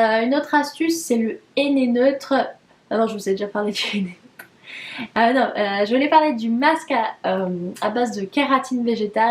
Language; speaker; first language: French; native; French